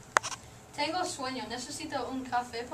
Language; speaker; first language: Spanish; non-native, learner; English